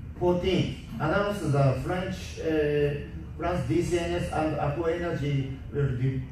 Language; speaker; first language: English; non-native, learner; Japanese